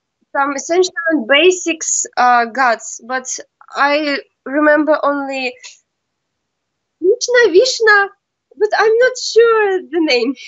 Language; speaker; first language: English; non-native, learner; Russian